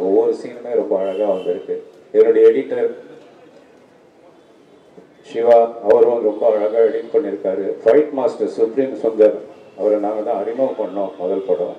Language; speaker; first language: Tamil; native; Tamil